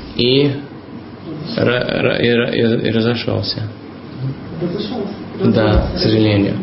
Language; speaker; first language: Russian; early bilingual, heritage; Russian